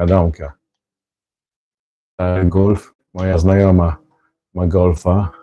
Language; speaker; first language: Polish; native; Polish